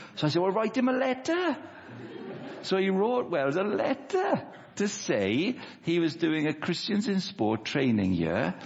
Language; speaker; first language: English; native; English